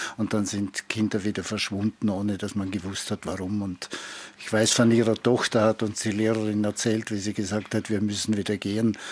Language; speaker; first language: German; native; German